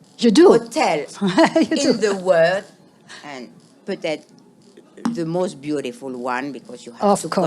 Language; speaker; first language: English; non-native, fluent; French